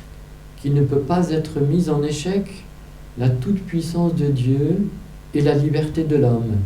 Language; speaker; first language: French; native; French